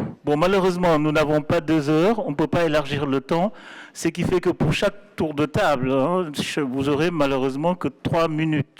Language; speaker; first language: French; non-native, local second language; Wolof